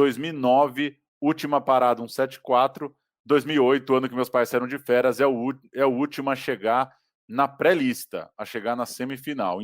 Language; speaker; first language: Portuguese; native; Portuguese